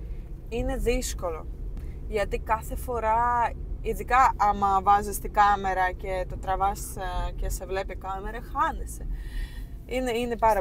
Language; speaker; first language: Greek; non-native, fluent; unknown